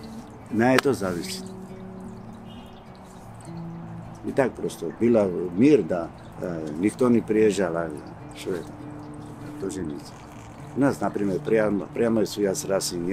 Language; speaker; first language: Russian; non-native, fluent; Georgian